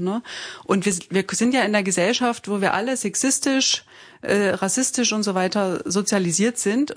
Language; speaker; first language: German; native; German